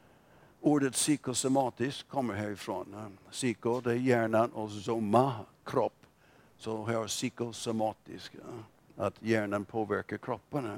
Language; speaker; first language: Swedish; non-native, fluent; English